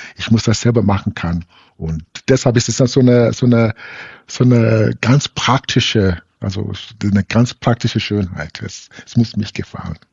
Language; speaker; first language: German; non-native, fluent; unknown